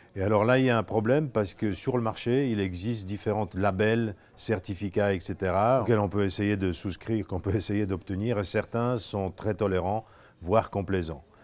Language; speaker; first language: French; non-native, fluent; Polish